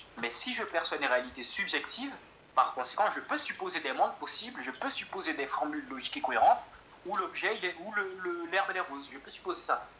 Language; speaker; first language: French; native; French